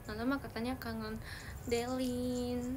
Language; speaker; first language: Indonesian; early bilingual, heritage; Indonesian